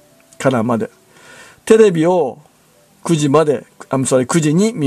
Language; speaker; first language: Japanese; non-native, learner; English